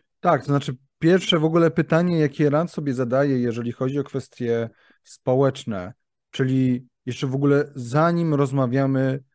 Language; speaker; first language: Polish; native; Polish